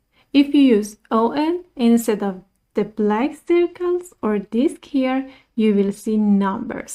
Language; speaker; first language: English; non-native, fluent; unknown